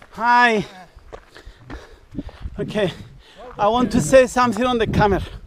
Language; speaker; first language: English; non-native, learner; Greek